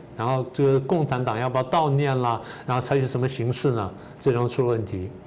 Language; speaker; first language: Chinese; native; Chinese